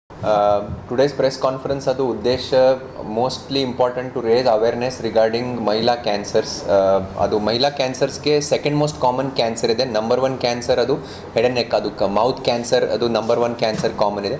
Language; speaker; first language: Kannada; non-native, learner; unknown